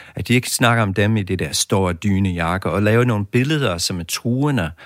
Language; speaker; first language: Danish; non-native, fluent; English